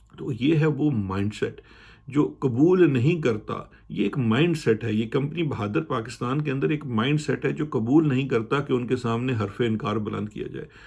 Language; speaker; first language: Urdu; native; Urdu